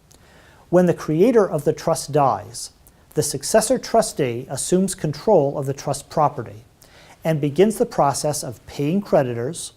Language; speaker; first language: English; native; English